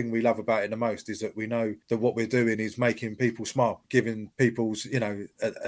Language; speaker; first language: English; native; English